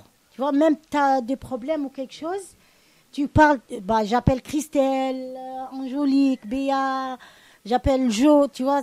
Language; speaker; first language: French; non-native, learner; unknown